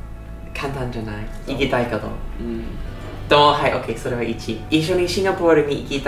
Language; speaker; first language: Japanese; non-native, learner; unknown